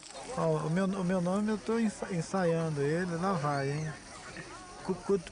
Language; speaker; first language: Portuguese; native; Portuguese